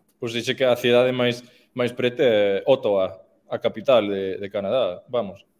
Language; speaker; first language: Galician; non-native, fluent; English